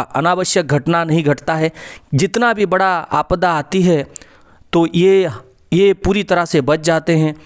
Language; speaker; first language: Hindi; non-native, local second language; Odia